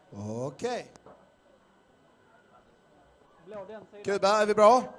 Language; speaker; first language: Swedish; native; Swedish